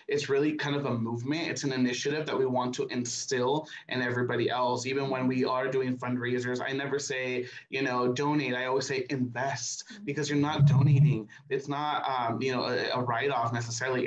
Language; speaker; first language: English; early bilingual, other home language; Spanish